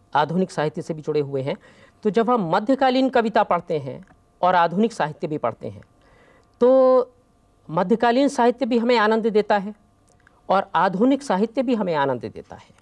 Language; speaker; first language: Hindi; native; Hindi